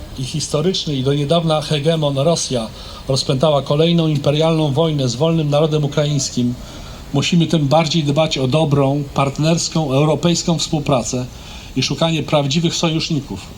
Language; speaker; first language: Polish; native; Polish